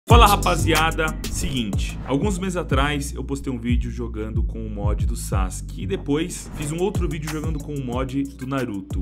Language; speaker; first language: Portuguese; native; Portuguese